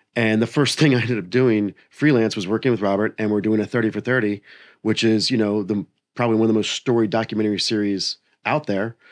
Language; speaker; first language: English; native; English